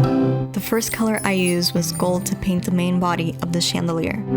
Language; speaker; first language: English; native; English